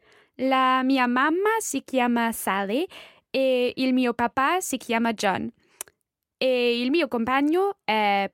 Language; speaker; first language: Italian; non-native, learner; English